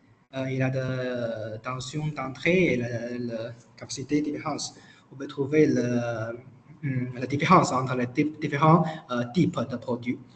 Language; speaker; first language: French; non-native, learner; Chinese